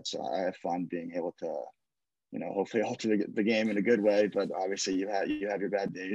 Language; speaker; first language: English; native; English